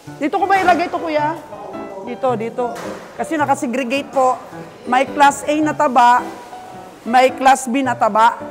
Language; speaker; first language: Filipino; non-native, local second language; Cebuano